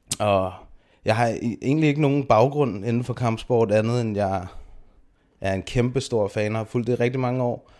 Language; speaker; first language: Danish; native; Danish